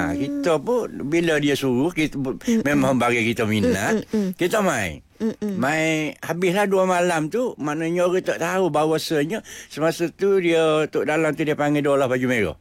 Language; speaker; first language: Malay; non-native, local second language; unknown